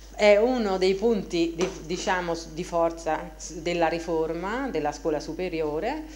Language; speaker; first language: Italian; native; Italian